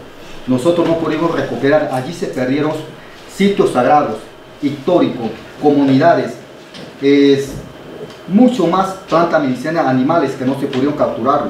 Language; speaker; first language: Spanish; non-native, local second language; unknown